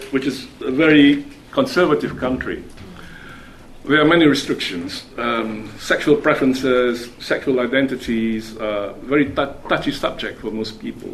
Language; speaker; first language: English; non-native, local second language; Malay